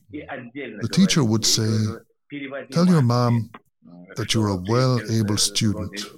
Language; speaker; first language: English; non-native, fluent; Azerbaijani